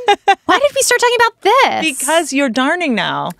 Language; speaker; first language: English; native; English